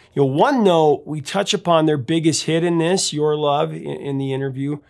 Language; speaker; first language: English; native; English